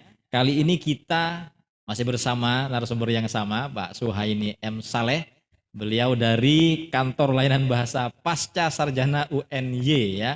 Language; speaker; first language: Indonesian; native; Indonesian